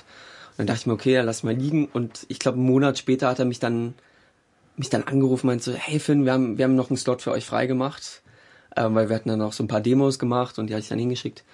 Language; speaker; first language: German; native; German